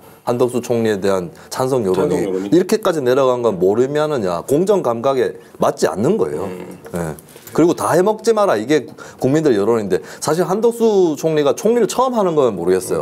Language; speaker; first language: Korean; native; Korean